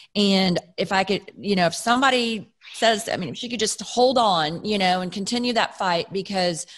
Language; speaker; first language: English; native; English